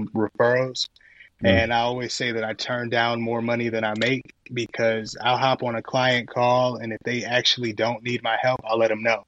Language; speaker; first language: English; native; English